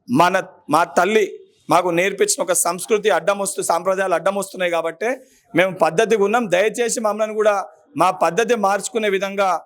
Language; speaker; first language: Telugu; native; Telugu